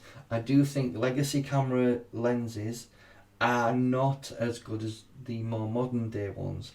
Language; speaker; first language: English; native; English